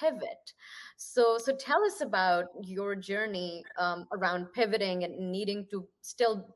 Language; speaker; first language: English; non-native, local second language; Punjabi